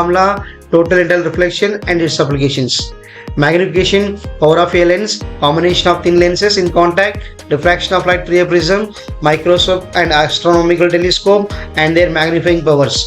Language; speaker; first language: English; non-native, local second language; Telugu